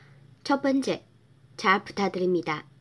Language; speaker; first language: Korean; non-native, fluent; Chinese